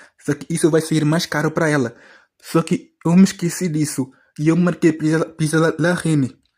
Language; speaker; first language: Portuguese; native; Portuguese